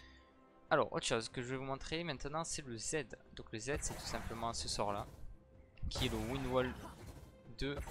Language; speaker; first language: French; native; French